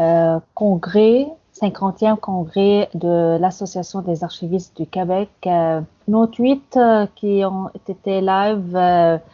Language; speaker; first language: French; non-native, fluent; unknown